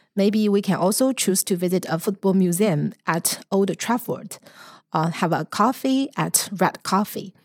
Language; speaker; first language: English; non-native, fluent; Chinese